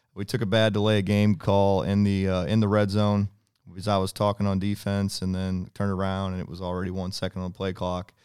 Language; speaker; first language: English; native; English